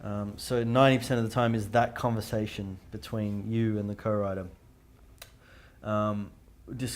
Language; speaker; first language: English; native; English